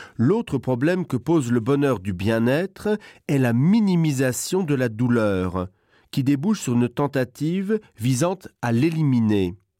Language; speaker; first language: French; non-native, local second language; Luxembourgish